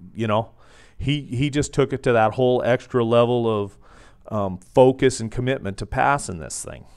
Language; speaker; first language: English; native; English